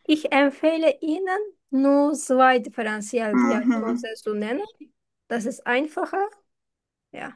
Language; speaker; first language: German; non-native, fluent; Turkish